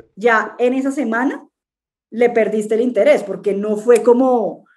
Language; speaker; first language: Spanish; native; Spanish